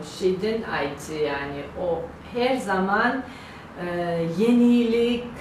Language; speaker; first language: Turkish; non-native, learner; Georgian